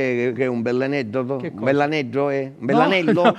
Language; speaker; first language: Italian; native; Italian